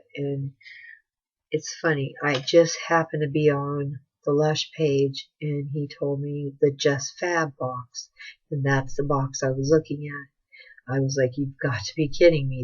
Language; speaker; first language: English; native; English